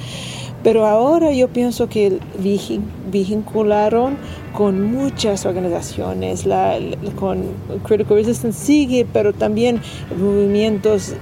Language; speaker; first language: Spanish; non-native, learner; English